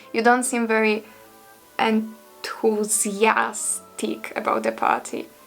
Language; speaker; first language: English; non-native, fluent; Polish